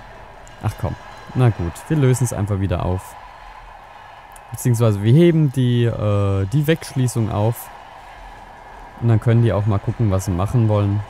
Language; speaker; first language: German; native; German